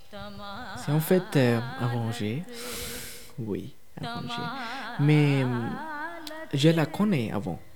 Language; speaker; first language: French; non-native, learner; Tamil